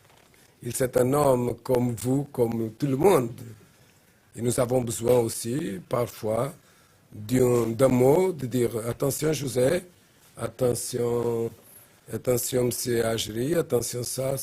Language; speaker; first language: French; non-native, learner; Portuguese